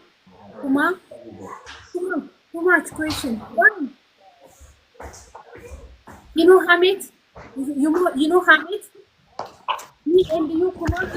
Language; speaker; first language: English; non-native, learner; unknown